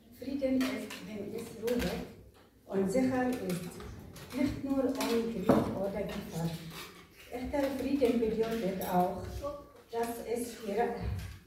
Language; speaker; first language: German; non-native, learner; Arabic